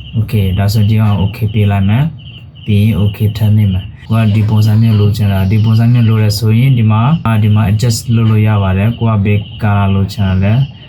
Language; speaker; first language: Burmese; non-native, local second language; Shan